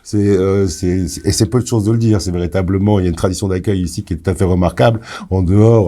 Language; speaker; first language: French; native; French